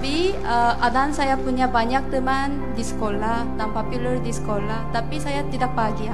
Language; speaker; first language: Indonesian; non-native, fluent; Korean